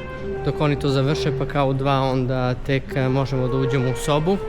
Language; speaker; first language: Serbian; early bilingual, heritage; Serbian